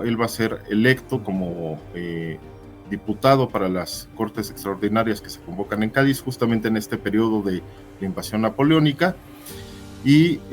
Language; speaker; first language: Spanish; native; Spanish